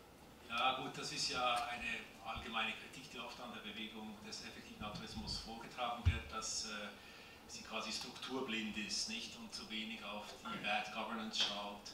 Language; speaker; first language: German; native; German